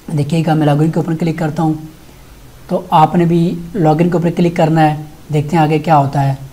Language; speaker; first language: Urdu; native; Urdu